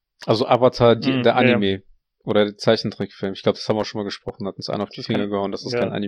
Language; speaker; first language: German; native; German